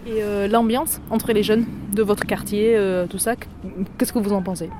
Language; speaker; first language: French; native; French